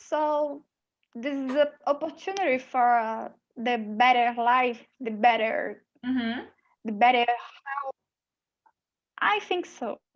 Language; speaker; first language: English; non-native, learner; Portuguese